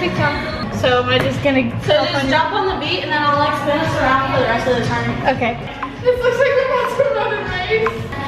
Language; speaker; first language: English; native; English